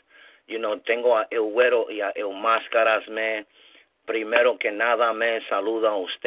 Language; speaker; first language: Spanish; early bilingual, heritage; English